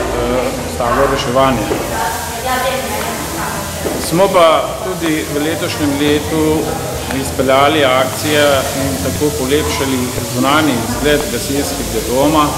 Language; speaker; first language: Slovenian; native; Slovenian